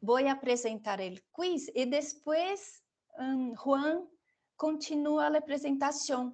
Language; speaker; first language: Spanish; non-native, fluent; Portuguese